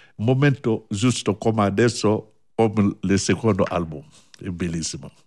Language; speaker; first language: Italian; non-native, learner; Bambara